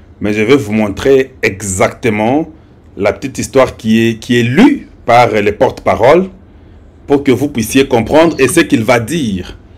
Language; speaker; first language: French; non-native, local second language; Lingala